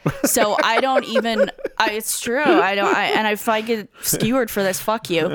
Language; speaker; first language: English; early bilingual, other home language; Russian